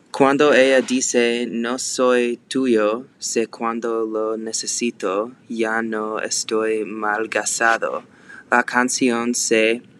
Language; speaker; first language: Spanish; non-native, learner; English